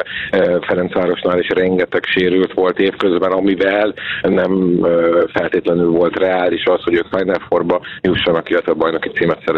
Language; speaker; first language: Hungarian; native; Hungarian